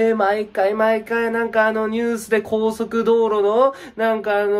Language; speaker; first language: Japanese; native; Japanese